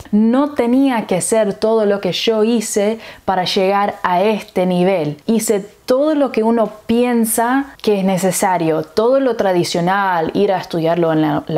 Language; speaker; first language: Spanish; early bilingual, heritage; English